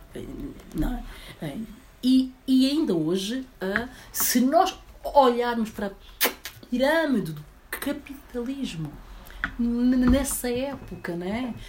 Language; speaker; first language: Portuguese; early bilingual, other home language; Upper Guinea Crioulo